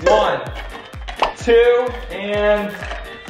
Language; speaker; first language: English; native; English